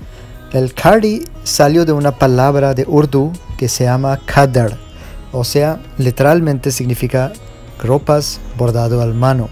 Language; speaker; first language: Spanish; non-native, fluent; Urdu